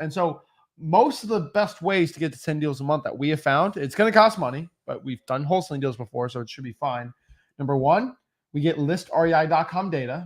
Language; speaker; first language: English; native; English